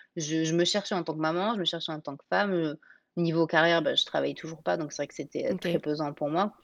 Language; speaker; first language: French; native; French